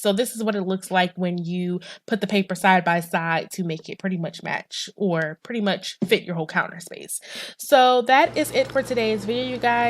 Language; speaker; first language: English; native; English